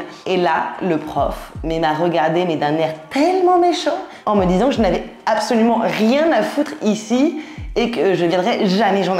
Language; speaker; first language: French; native; French